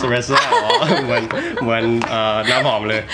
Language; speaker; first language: Thai; early bilingual, heritage; Thai